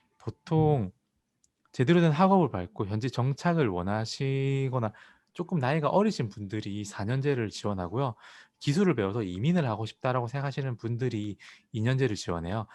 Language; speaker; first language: Korean; native; Korean